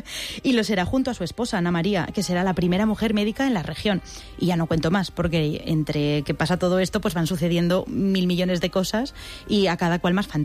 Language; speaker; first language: Spanish; native; Spanish